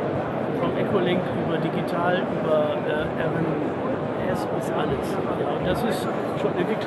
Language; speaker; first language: German; native; German